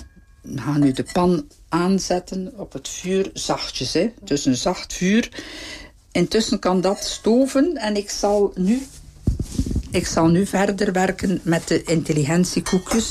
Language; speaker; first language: Dutch; native; Dutch